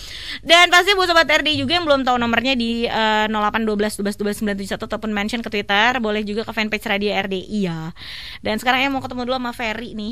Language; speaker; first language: Indonesian; native; Indonesian